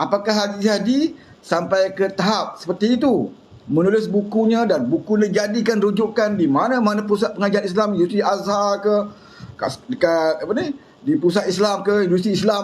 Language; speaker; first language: Malay; native; Malay